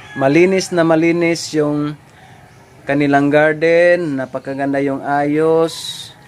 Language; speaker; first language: Filipino; non-native, local second language; Cebuano